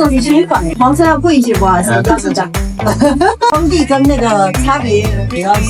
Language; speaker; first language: Chinese; native; Chinese